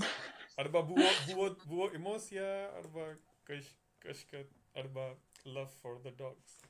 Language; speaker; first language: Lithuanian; non-native, learner; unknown